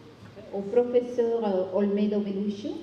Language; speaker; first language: French; non-native, fluent; Spanish